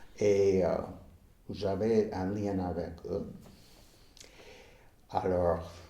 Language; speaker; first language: French; non-native, fluent; English